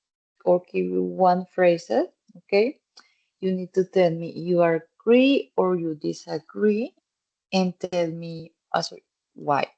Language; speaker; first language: English; non-native, fluent; Spanish